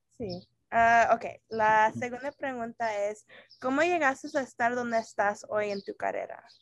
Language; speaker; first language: Spanish; early bilingual, heritage; Spanish